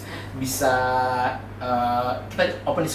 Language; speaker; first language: Indonesian; native; Indonesian